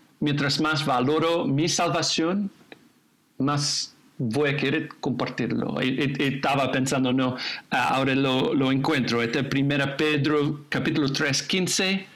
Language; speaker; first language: Spanish; non-native, fluent; English